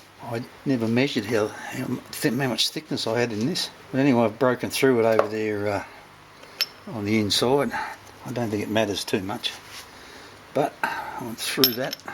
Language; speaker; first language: English; native; English